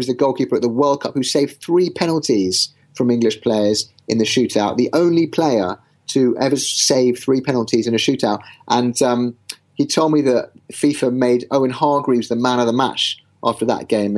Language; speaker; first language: English; native; English